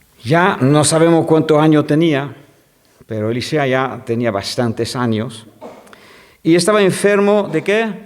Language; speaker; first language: Spanish; non-native, fluent; French